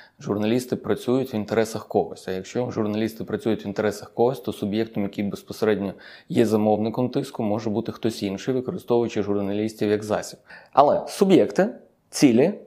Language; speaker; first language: Ukrainian; native; Ukrainian